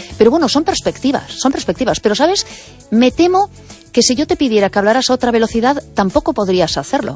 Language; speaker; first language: Spanish; native; Spanish